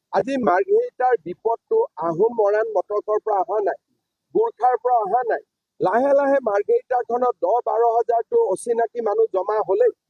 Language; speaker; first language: Assamese; native; Assamese